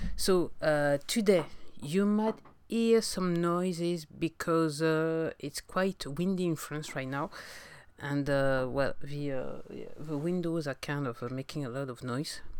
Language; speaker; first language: English; non-native, fluent; French